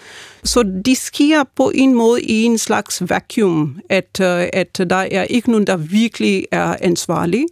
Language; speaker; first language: Danish; non-native, fluent; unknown